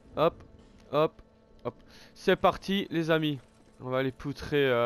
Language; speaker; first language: French; native; French